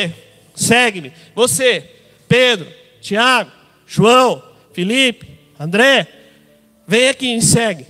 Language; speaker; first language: Portuguese; native; Portuguese